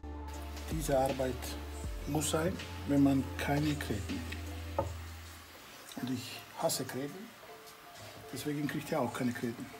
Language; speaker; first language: German; non-native, fluent; Italian